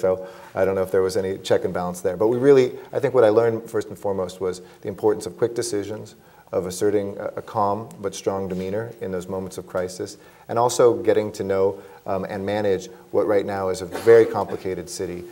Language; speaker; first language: English; native; English